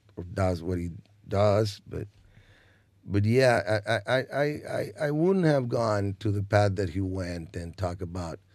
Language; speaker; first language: English; non-native, fluent; Spanish